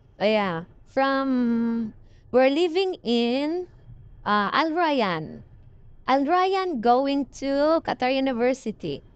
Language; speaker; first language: English; non-native, local second language; Filipino